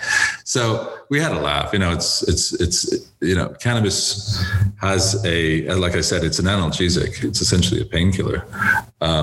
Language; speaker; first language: English; native; English